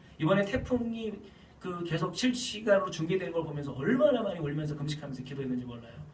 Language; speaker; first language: Korean; native; Korean